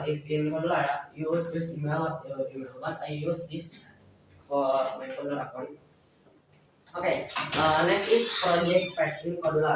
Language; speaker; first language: English; non-native, learner; Indonesian